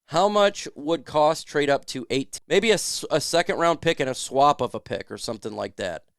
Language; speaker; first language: English; native; English